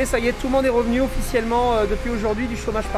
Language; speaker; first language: French; native; French